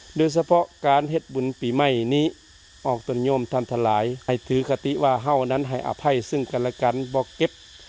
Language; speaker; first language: Lao; native; Lao